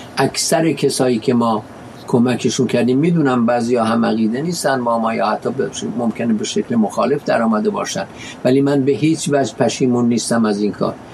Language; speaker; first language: Persian; non-native, local second language; Kurdish